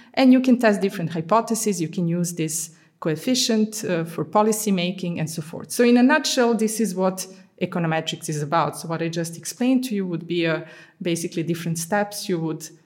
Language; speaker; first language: English; non-native, fluent; Serbian